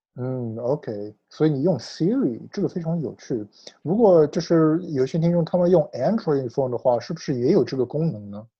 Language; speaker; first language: Chinese; early bilingual, heritage; Chinese